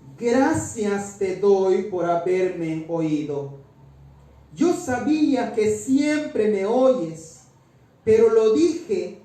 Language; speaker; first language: Spanish; native; Spanish